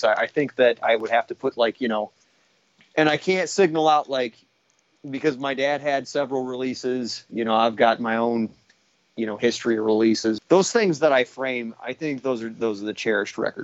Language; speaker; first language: English; native; English